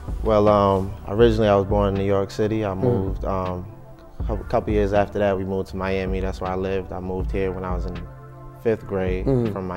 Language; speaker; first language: English; native; English